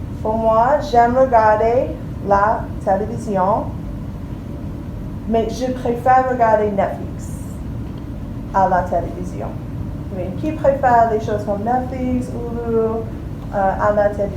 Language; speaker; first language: French; non-native, fluent; English